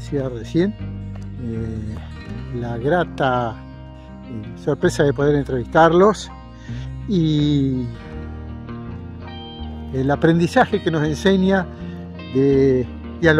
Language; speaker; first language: Spanish; native; Spanish